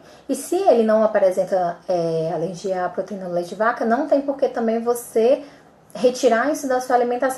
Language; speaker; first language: Portuguese; native; Portuguese